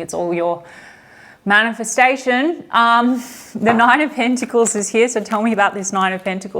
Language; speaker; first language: English; native; English